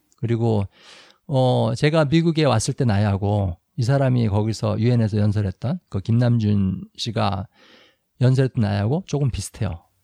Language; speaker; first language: Korean; native; Korean